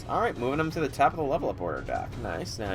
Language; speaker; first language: English; native; English